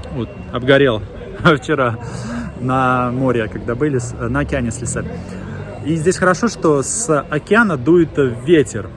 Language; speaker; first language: Russian; native; Russian